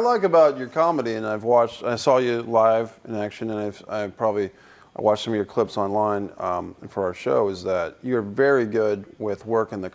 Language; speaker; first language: English; native; English